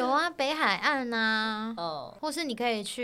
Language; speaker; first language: Chinese; native; Chinese